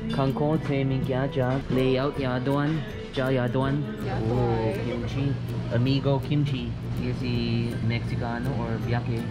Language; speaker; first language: English; native; English